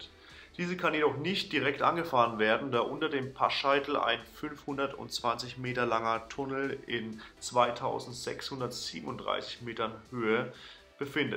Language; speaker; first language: German; native; German